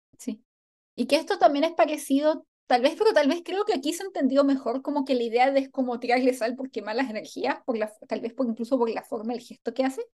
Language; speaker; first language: Spanish; native; Spanish